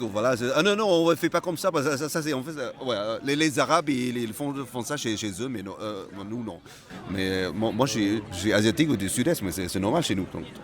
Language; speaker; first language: French; non-native, fluent; Malay